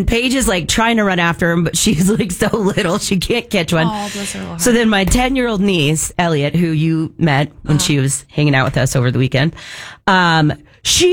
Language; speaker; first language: English; native; English